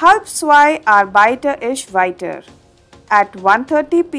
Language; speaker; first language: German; non-native, fluent; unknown